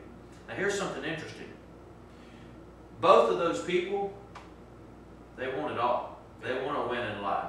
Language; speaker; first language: English; native; English